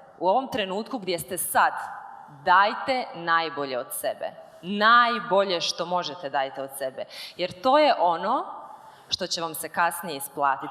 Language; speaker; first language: Croatian; native; Croatian